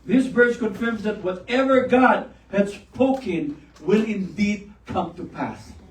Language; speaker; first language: English; non-native, local second language; Filipino